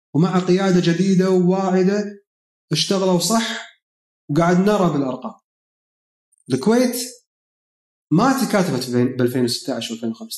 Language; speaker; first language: Arabic; native; Arabic